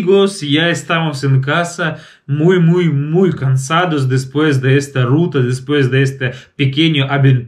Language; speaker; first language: Spanish; non-native, fluent; Russian